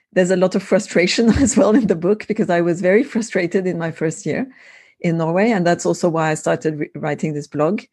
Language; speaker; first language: English; non-native, fluent; French